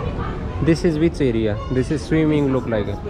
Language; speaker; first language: English; non-native, learner; Hindi